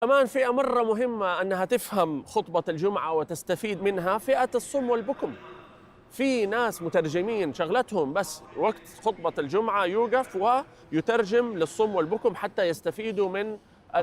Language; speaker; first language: Arabic; native; Arabic